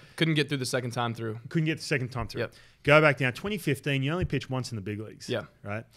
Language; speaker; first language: English; native; English